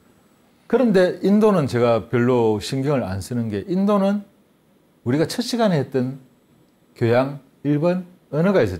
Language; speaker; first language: Korean; native; Korean